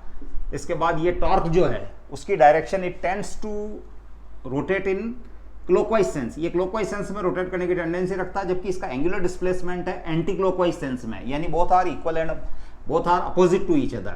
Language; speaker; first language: Hindi; native; Hindi